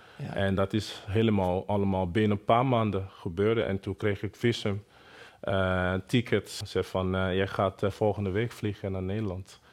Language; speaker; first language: Dutch; non-native, fluent; Bini